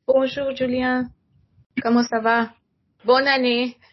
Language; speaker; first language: French; non-native, learner; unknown